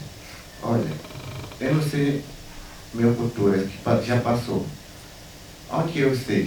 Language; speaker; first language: Portuguese; non-native, local second language; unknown